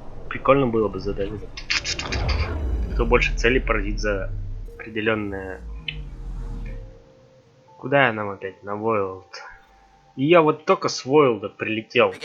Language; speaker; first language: Russian; native; Russian